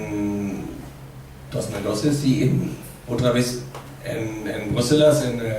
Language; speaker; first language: Spanish; non-native, fluent; German